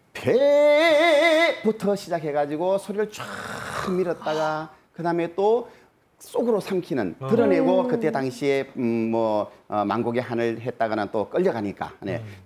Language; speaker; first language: Korean; native; Korean